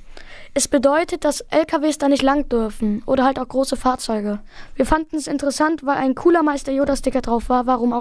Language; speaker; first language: German; native; German